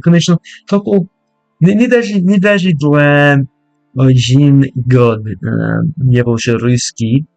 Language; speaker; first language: Russian; non-native, learner; English